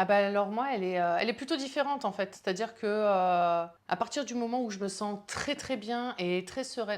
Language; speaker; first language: French; native; French